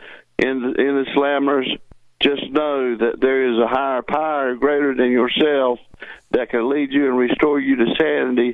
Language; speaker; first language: English; native; English